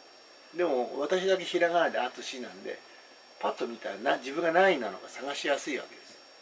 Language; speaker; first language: Japanese; native; Japanese